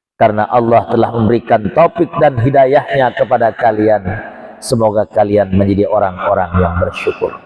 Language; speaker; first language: Malay; non-native, local second language; Sasak